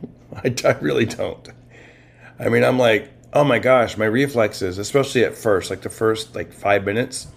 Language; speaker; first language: English; native; English